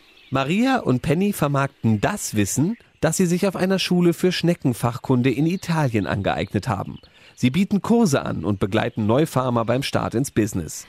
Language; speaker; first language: German; native; German